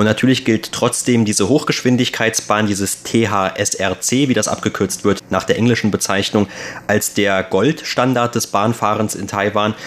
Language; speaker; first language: German; native; German